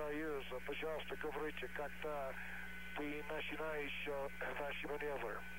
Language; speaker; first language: Russian; non-native, learner; English